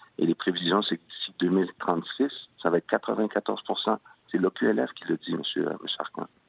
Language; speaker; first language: French; early bilingual, other home language; Spanish